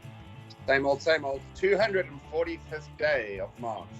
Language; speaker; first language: English; native; English